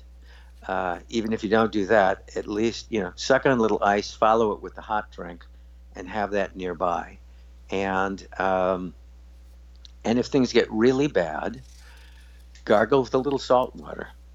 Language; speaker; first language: English; native; English